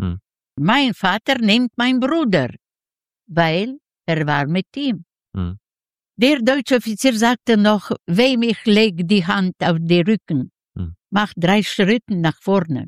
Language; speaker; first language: German; non-native, learner; Yiddish